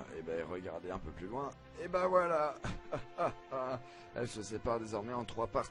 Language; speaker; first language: French; native; French